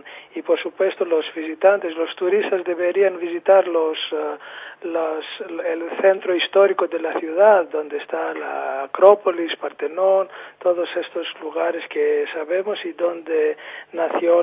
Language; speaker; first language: Spanish; non-native, fluent; Greek